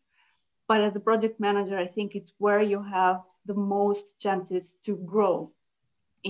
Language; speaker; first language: English; non-native, fluent; Italian